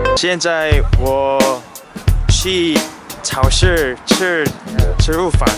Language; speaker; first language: Chinese; non-native, learner; Korean